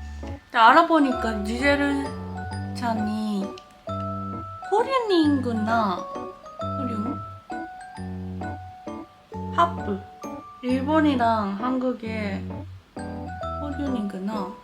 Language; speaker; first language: Korean; non-native, learner; Japanese